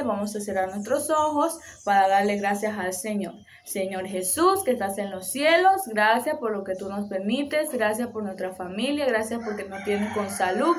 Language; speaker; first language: Spanish; native; Spanish